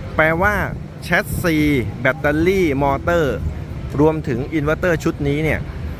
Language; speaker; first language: Thai; native; Thai